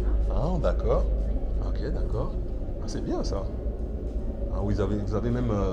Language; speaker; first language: French; non-native, local second language; Lingala